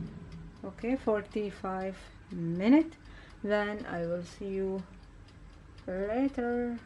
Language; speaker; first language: English; non-native, learner; Arabic